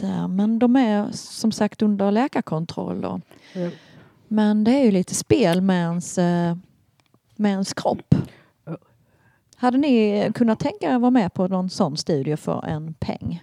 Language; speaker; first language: Swedish; native; Swedish